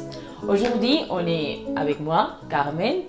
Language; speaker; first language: French; non-native, fluent; Spanish